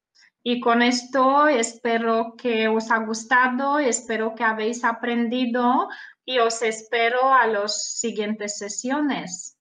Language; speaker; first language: Spanish; non-native, fluent; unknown